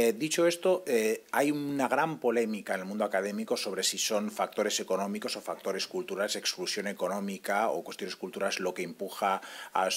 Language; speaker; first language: Spanish; non-native, local second language; Catalan